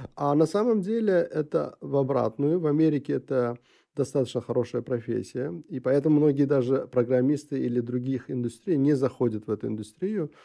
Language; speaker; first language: Russian; non-native, local second language; Uzbek